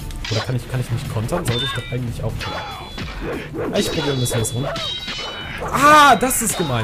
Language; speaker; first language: German; native; German